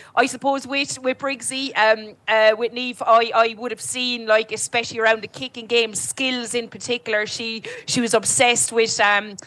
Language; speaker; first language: English; native; English